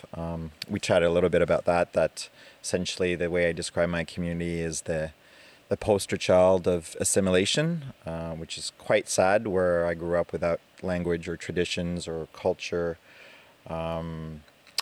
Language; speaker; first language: English; non-native, fluent; French